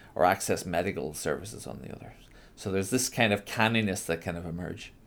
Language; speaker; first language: English; native; English